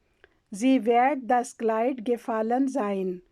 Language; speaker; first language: German; non-native, learner; Urdu